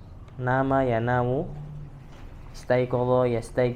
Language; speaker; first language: Arabic; non-native, learner; Indonesian